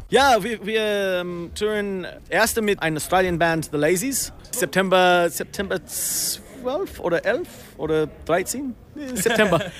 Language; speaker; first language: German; non-native, learner; English